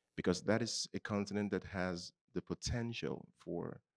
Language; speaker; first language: English; non-native, local second language; Yoruba